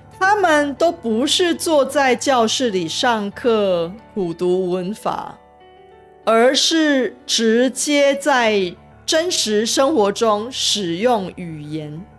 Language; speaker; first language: Chinese; native; Chinese